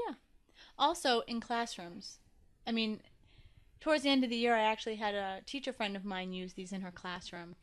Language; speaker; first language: English; native; English